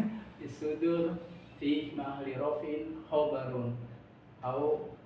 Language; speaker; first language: Arabic; non-native, learner; Indonesian